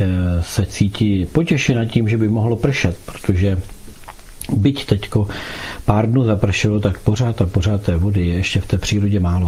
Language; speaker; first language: Czech; native; Czech